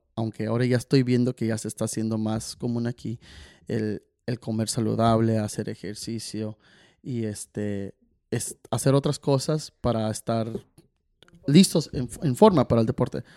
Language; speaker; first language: Spanish; early bilingual, heritage; Spanish